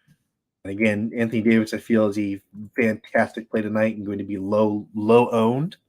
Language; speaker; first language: English; native; English